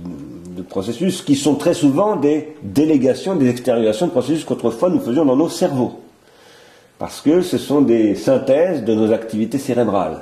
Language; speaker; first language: French; native; French